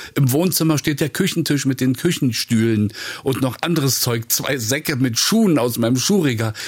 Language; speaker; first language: German; native; German